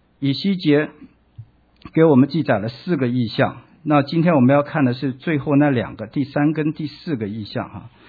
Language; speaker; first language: Chinese; native; Chinese